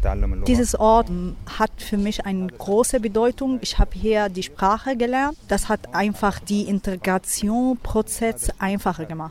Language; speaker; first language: German; non-native, learner; Arabic